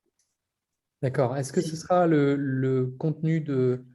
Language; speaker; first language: French; native; French